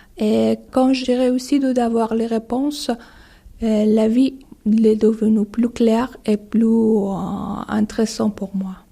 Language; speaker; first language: French; non-native, learner; Persian